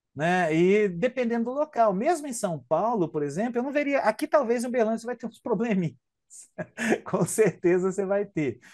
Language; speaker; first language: Portuguese; native; Portuguese